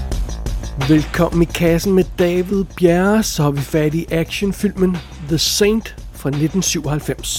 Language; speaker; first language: Danish; native; Danish